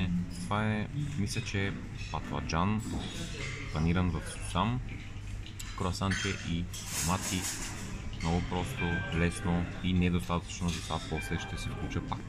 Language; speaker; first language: Bulgarian; native; Bulgarian